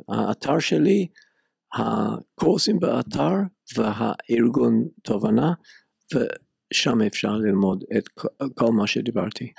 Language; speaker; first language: Hebrew; non-native, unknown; English